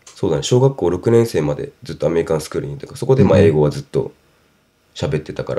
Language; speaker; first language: Japanese; non-native, local second language; English